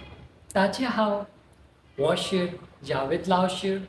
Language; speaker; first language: Chinese; non-native, fluent; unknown